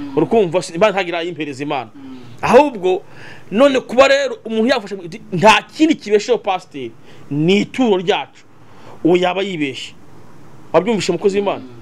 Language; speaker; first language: Kinyarwanda; native; Kinyarwanda